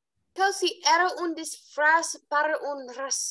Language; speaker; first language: Spanish; non-native, learner; English